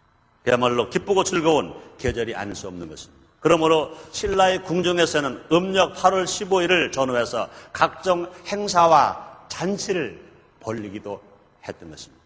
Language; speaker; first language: Korean; native; Korean